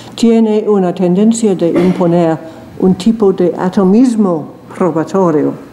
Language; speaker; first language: Spanish; non-native, learner; English